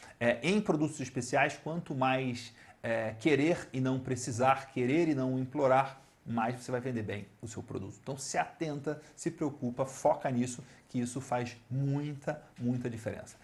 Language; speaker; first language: Portuguese; native; Portuguese